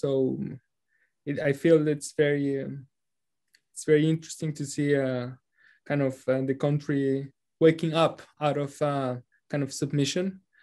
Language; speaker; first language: English; non-native, fluent; Spanish